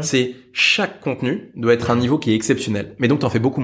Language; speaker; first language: French; native; French